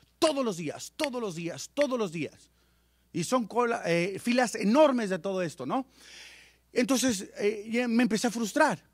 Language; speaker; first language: Spanish; native; Spanish